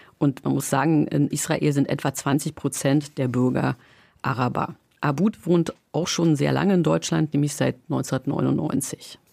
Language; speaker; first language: German; native; German